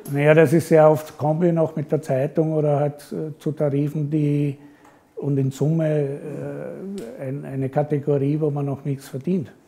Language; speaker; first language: German; native; German